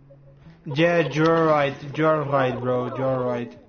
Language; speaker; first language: English; non-native, learner; Romanian